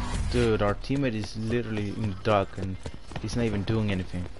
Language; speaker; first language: English; non-native, fluent; Spanish